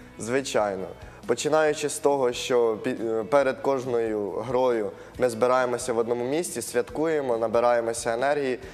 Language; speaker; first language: Ukrainian; native; Ukrainian